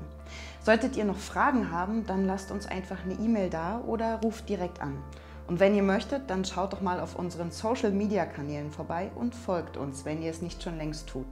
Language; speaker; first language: German; native; German